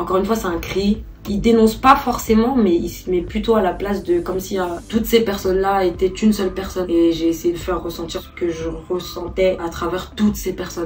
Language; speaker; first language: French; native; French